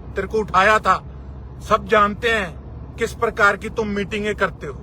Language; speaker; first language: Hindi; non-native, local second language; Punjabi